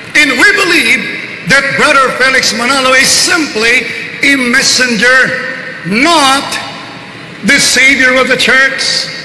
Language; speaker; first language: English; non-native, local second language; Filipino